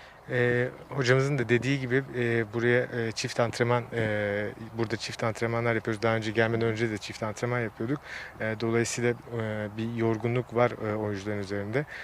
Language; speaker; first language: Turkish; native; Turkish